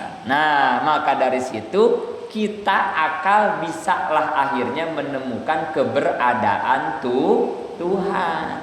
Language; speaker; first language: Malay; non-native, local second language; Sundanese